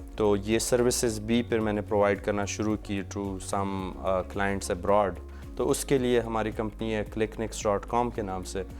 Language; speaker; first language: Urdu; non-native, local second language; Pashto